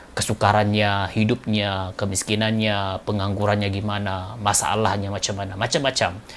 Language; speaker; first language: Malay; native; Malay